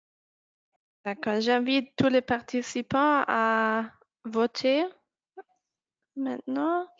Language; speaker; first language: French; non-native, fluent; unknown